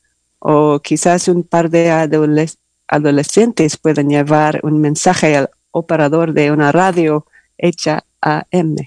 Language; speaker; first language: Spanish; non-native, learner; English